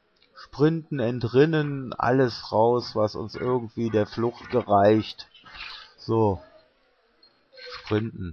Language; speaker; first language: German; native; German